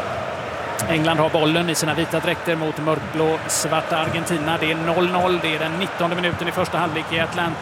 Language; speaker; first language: Swedish; native; Swedish